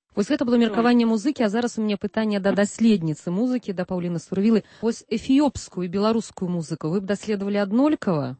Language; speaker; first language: Belarusian; native; Belarusian